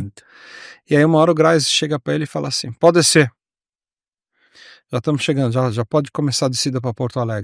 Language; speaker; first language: Portuguese; native; Portuguese